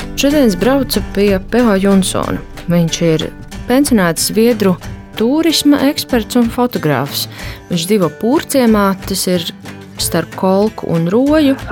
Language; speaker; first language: Latvian; native; Latvian